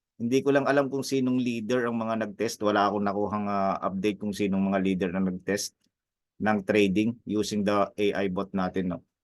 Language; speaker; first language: Filipino; native; Filipino